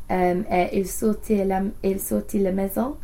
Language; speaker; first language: French; non-native, learner; English